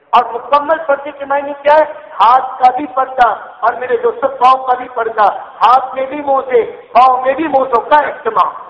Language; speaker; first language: Urdu; native; Urdu